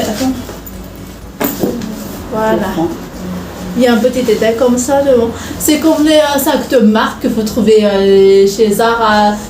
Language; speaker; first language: French; non-native, local second language; Malagasy